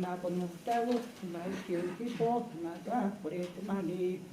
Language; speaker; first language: Portuguese; non-native, local second language; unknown